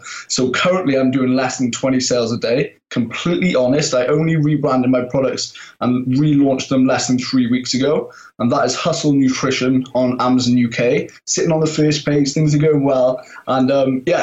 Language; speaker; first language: English; native; English